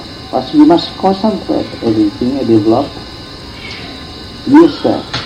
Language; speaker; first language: English; non-native, learner; Vietnamese